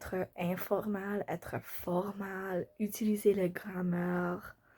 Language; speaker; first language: French; non-native, learner; English